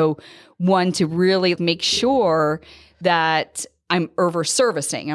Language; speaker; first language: English; native; English